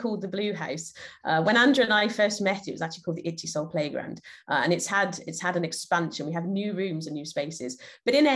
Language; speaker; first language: English; native; English